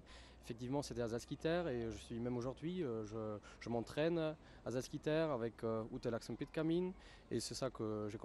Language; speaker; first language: French; non-native, fluent; German